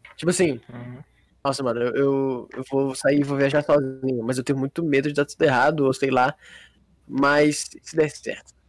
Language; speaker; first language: Portuguese; native; Portuguese